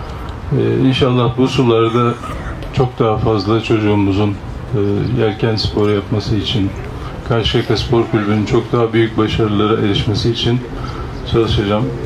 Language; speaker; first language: Turkish; native; Turkish